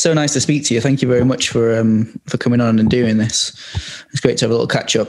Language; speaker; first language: English; native; English